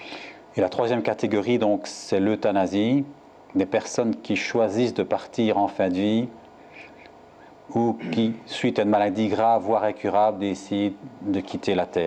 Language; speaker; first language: French; native; French